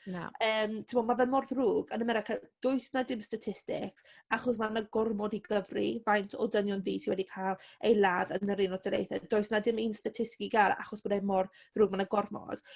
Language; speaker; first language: Welsh; native; Welsh